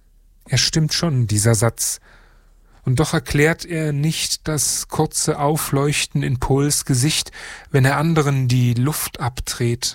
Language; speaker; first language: German; native; German